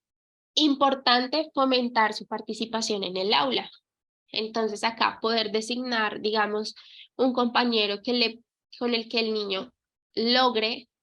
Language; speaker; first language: Spanish; native; Spanish